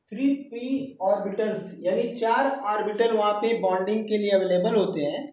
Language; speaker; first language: Hindi; native; Hindi